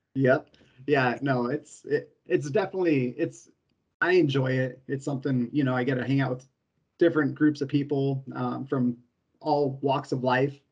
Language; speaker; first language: English; native; English